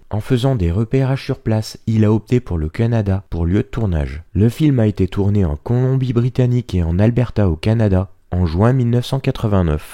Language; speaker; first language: French; native; French